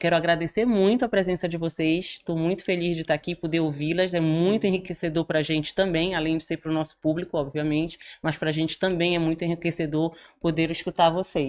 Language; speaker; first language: Portuguese; native; Portuguese